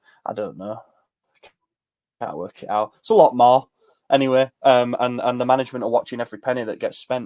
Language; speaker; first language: English; native; English